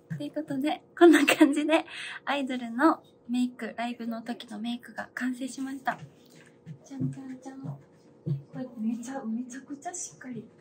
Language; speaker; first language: Japanese; native; Japanese